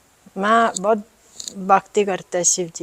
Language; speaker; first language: Hindi; non-native, learner; Italian